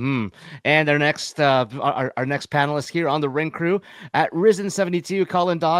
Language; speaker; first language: English; native; English